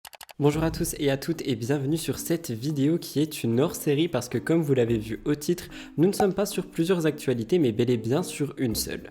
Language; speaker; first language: French; native; French